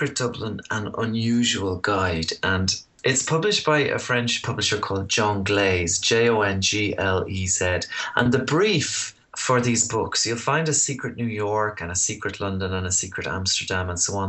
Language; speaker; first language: English; native; English